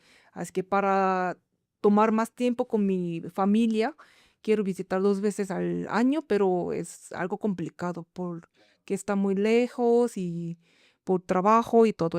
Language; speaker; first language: Spanish; non-native, fluent; Korean